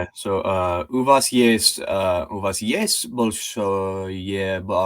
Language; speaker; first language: Russian; non-native, learner; English